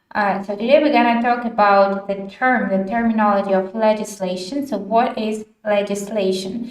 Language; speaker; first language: English; non-native, fluent; Ukrainian